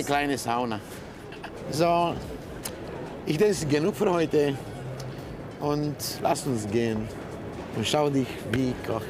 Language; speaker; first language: German; non-native, learner; Romanian